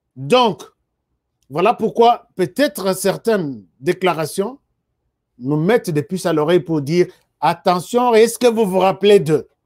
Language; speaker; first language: French; non-native, local second language; Lingala